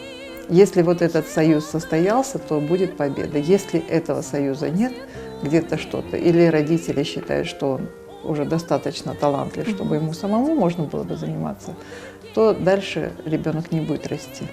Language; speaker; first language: Russian; native; Russian